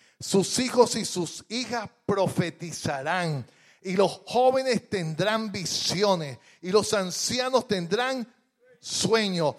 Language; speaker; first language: Spanish; native; Spanish